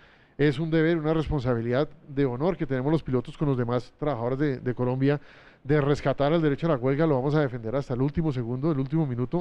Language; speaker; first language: Spanish; native; Spanish